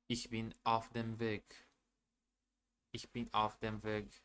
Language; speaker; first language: German; non-native, learner; English